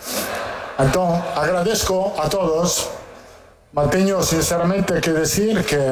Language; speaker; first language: Portuguese; non-native, fluent; Italian